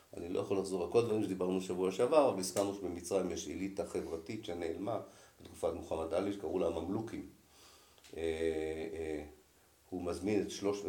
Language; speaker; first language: Hebrew; native; Hebrew